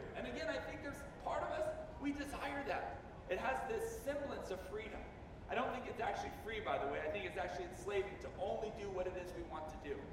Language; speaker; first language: English; native; English